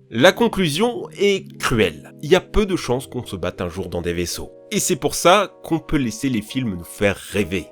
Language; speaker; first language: French; native; French